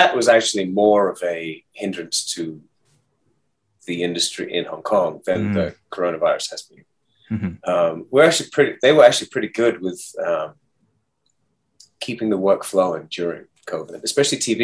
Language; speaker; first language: English; native; English